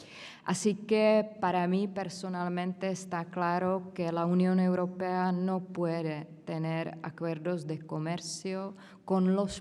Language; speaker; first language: Spanish; non-native, fluent; Czech